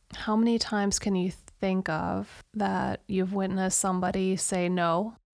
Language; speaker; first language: English; early bilingual, other home language; Romanian